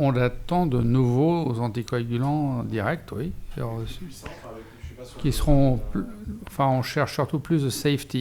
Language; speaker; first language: French; native; French